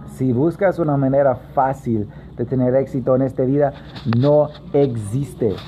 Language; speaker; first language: Spanish; non-native, learner; English